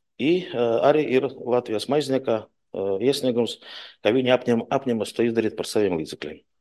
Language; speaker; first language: Latvian; non-native, local second language; Russian